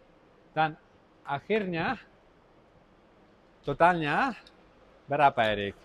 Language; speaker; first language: Indonesian; non-native, learner; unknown